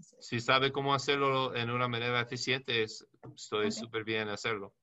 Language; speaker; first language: Spanish; non-native, learner; English